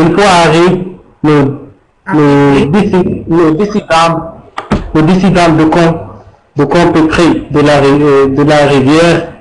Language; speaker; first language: French; non-native, learner; Arabic